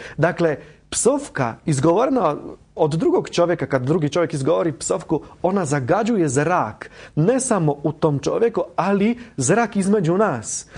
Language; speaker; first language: Croatian; non-native, fluent; Polish